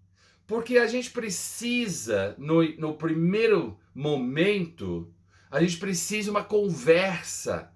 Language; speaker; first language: Portuguese; non-native, fluent; English